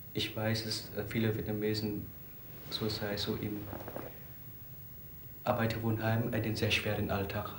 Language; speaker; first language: German; non-native, fluent; Vietnamese